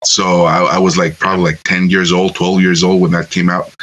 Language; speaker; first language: English; non-native, fluent; Spanish